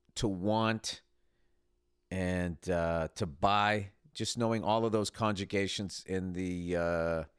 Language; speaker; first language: English; native; English